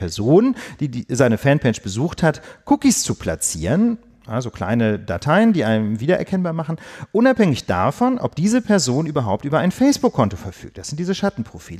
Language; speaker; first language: German; native; German